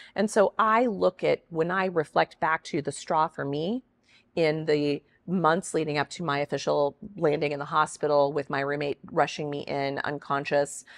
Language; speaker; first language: English; native; English